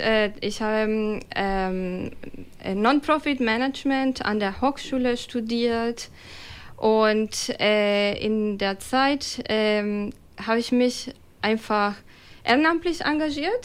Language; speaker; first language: German; non-native, fluent; Spanish